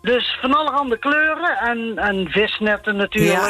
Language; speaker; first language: Dutch; native; Dutch